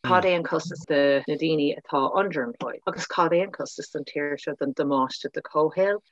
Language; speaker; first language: Irish; non-native, local second language; English